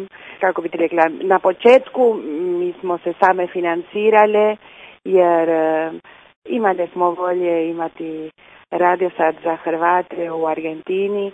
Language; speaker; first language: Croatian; early bilingual, heritage; Croatian